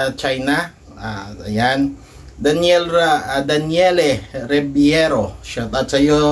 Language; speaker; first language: Filipino; non-native, local second language; Hiligaynon